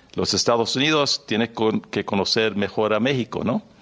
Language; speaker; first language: Spanish; early bilingual, heritage; Spanish